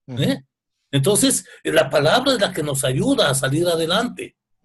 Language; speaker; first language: Spanish; native; Spanish